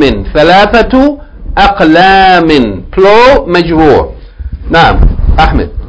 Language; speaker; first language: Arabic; non-native, fluent; English